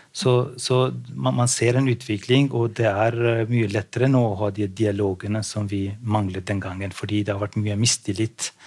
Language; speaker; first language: Norwegian; non-native, fluent; Albanian